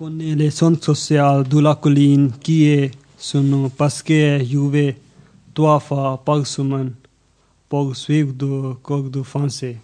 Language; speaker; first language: French; non-native, learner; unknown